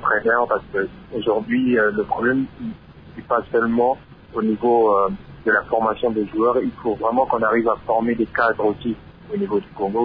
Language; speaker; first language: French; non-native, local second language; Lingala